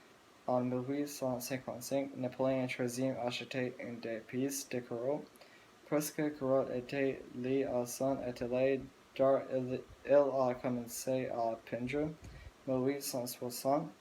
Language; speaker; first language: French; non-native, learner; English